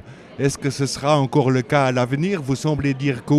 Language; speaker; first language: French; native; French